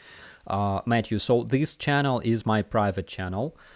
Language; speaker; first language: English; non-native, fluent; Ukrainian